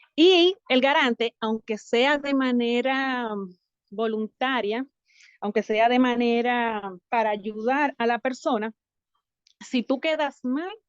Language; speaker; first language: Spanish; native; Spanish